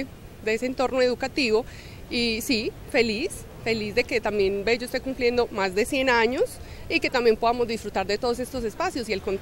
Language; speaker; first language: Spanish; native; Spanish